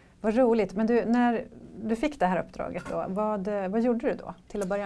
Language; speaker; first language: Swedish; native; Swedish